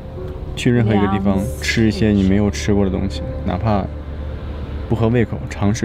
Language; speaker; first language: Chinese; native; Chinese